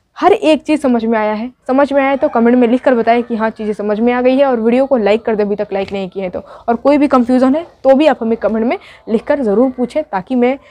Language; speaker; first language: Hindi; native; Hindi